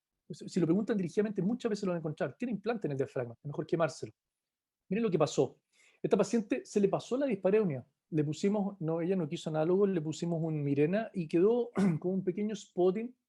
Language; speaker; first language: Spanish; native; Spanish